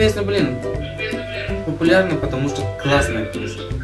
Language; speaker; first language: Russian; non-native, fluent; Tajik